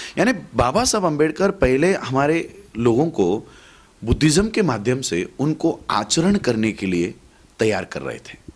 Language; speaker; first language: Hindi; non-native, local second language; Marathi